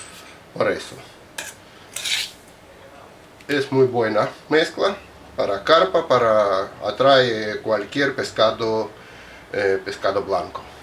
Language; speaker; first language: Spanish; non-native, fluent; Russian